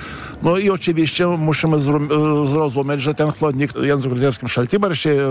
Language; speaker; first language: Polish; non-native, fluent; Lithuanian